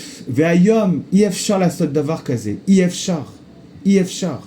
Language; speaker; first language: Hebrew; non-native, fluent; French